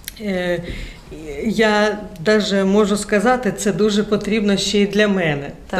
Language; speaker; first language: Ukrainian; non-native, local second language; Russian